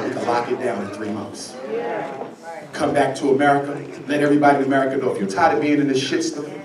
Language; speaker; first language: English; native; English